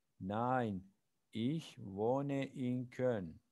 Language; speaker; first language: German; non-native, fluent; Turkish